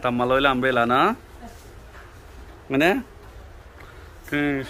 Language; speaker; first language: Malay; non-native, learner; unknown